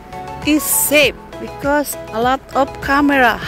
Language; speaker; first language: English; non-native, local second language; Filipino